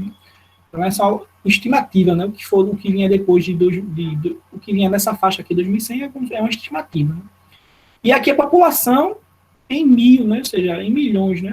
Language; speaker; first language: Portuguese; native; Portuguese